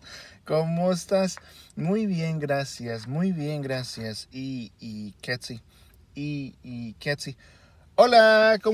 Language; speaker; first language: Spanish; early bilingual, heritage; Spanish